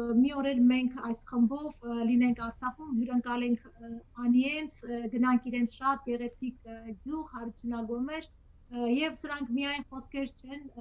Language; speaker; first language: Armenian; native; Armenian